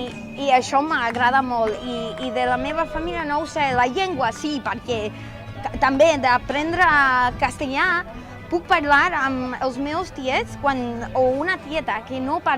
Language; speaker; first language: Catalan; non-native, fluent; English